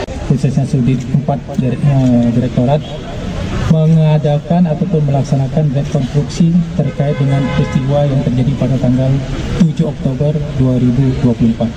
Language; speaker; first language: Indonesian; native; Indonesian